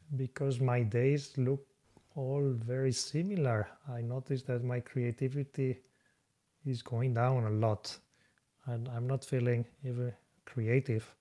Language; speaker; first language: English; non-native, fluent; Spanish